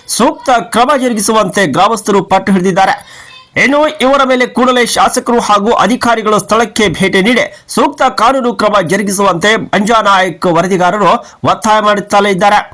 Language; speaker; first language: Kannada; non-native, local second language; Lambadi